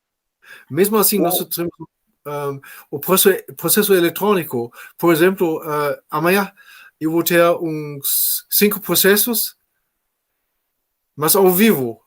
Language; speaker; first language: Portuguese; non-native, fluent; German